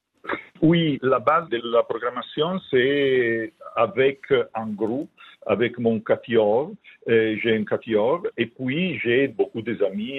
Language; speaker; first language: French; non-native, learner; Italian